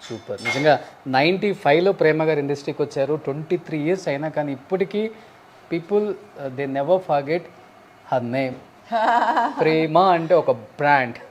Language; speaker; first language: Telugu; native; Telugu